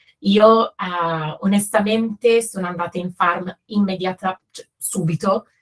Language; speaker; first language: Italian; native; Italian